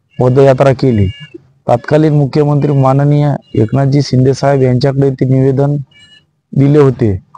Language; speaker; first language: Marathi; non-native, local second language; Lambadi